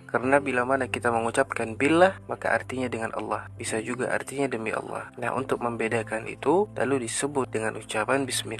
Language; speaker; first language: Malay; native; Malay